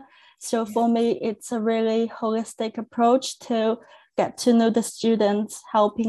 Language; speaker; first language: English; non-native, fluent; Chinese